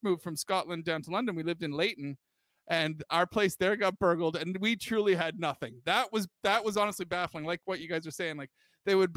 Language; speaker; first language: English; native; English